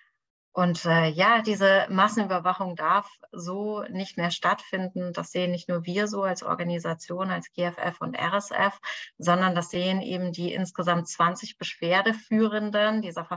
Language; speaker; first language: German; native; German